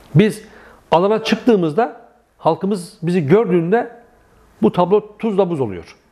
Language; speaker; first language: Turkish; native; Turkish